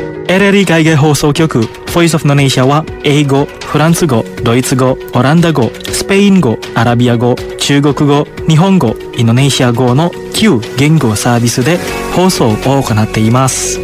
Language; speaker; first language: Japanese; non-native, fluent; Indonesian